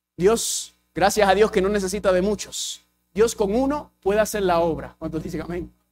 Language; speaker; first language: Spanish; early bilingual, heritage; English